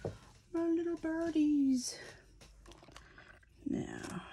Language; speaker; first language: English; native; English